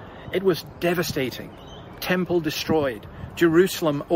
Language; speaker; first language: English; native; English